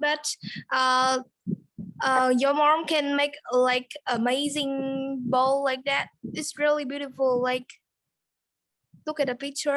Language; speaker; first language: English; non-native, learner; Vietnamese